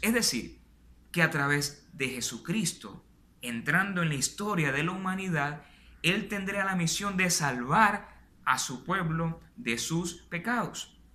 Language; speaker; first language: Spanish; native; Spanish